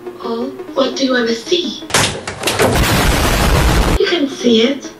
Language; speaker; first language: English; non-native, learner; Italian